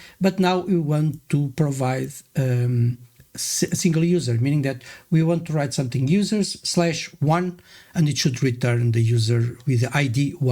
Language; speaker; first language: English; non-native, fluent; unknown